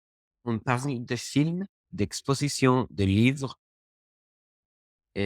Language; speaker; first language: French; non-native, learner; Spanish